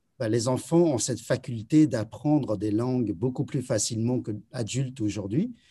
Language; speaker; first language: French; early bilingual, other home language; Chinese